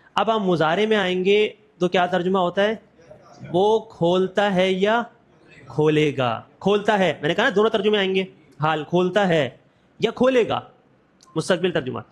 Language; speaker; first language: Urdu; native; Urdu